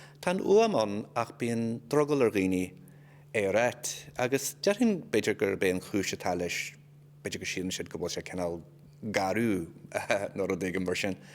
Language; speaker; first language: Irish; native; Irish